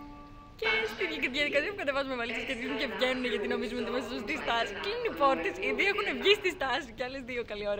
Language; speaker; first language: Greek; native; Greek